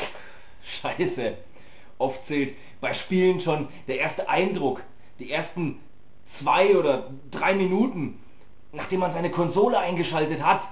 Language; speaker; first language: German; native; German